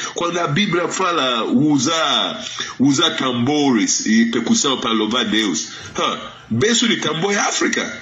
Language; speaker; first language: Portuguese; non-native, fluent; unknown